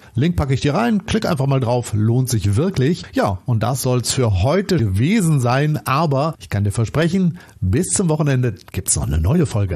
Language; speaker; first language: German; native; German